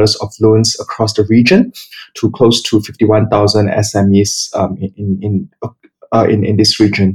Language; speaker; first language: English; non-native, local second language; Chinese